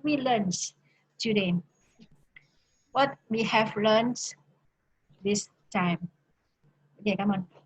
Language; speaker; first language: English; non-native, learner; Indonesian